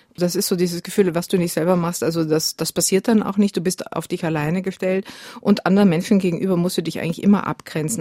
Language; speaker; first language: German; native; German